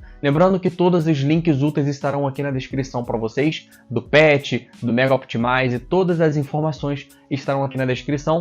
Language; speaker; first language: Portuguese; native; Portuguese